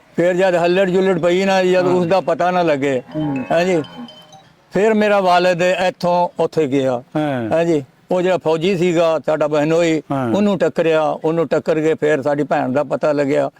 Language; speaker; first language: Punjabi; native; Punjabi